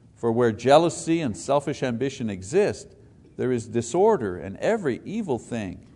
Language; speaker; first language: English; native; English